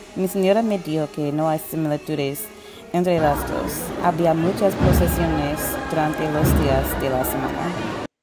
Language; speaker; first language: Spanish; non-native, learner; English